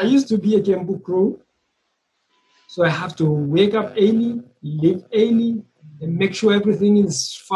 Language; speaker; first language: English; non-native, local second language; Swahili